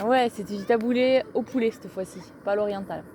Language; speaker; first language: French; native; French